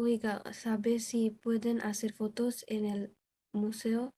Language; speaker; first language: Spanish; non-native, learner; Bangla